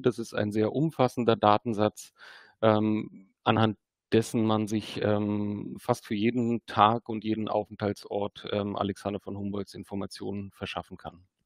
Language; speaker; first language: German; native; German